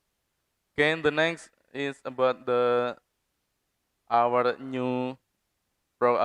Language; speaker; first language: English; non-native, fluent; Indonesian